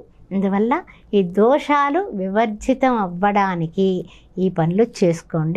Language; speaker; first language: Telugu; native; Telugu